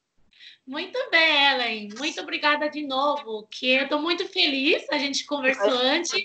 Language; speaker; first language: Portuguese; non-native, fluent; Chinese